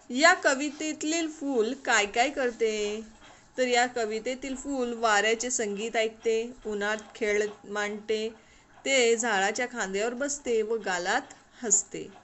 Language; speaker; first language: Marathi; non-native, local second language; Urdu